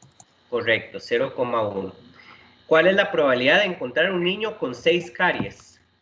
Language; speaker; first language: Spanish; native; Spanish